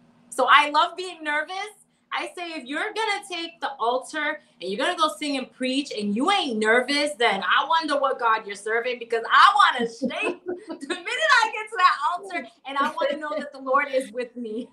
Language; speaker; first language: English; native; English